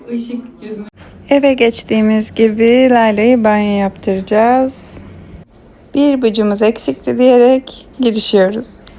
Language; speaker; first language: Turkish; native; Turkish